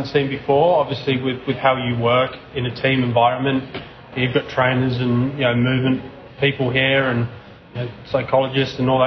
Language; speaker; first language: English; native; English